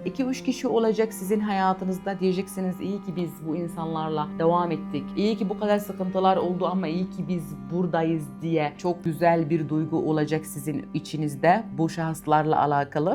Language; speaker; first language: Turkish; non-native, fluent; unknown